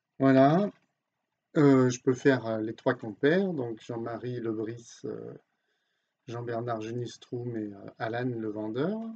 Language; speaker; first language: French; native; French